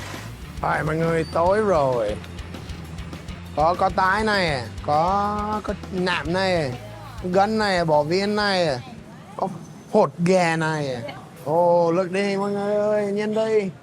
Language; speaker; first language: Vietnamese; non-native, fluent; English